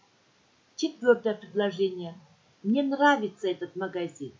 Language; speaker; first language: Russian; non-native, local second language; Kyrgyz